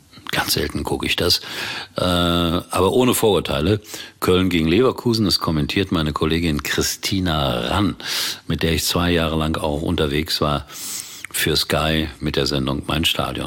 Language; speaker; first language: German; native; German